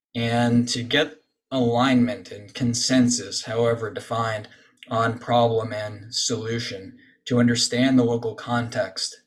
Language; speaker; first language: English; native; English